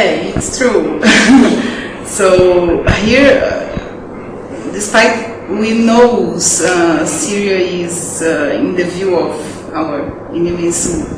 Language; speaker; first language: English; non-native, fluent; Portuguese